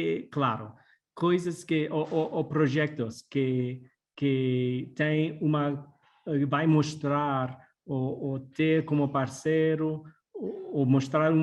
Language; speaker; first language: Portuguese; non-native, fluent; English